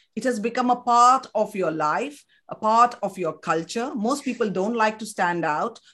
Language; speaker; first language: English; non-native, local second language; Kannada